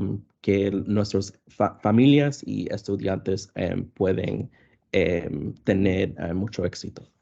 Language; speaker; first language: Spanish; early bilingual, other home language; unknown